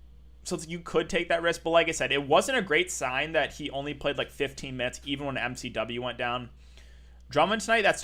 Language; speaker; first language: English; native; English